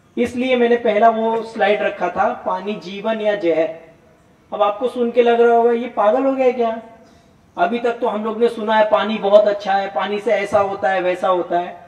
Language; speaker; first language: Hindi; non-native, local second language; Gujarati